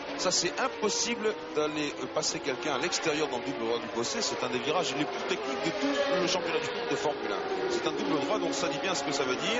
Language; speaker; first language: French; native; French